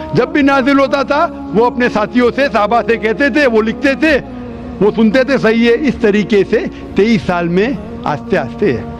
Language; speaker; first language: Urdu; non-native, local second language; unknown